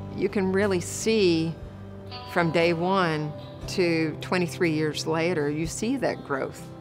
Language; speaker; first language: English; native; English